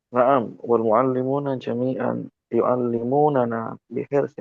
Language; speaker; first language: Arabic; non-native, learner; Indonesian